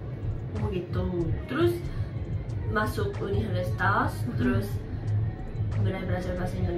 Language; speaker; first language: Indonesian; non-native, fluent; Japanese